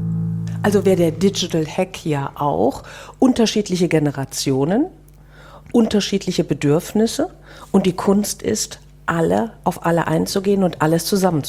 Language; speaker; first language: German; native; German